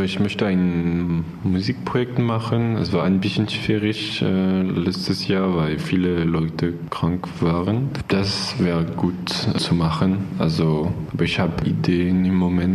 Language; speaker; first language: German; non-native, fluent; French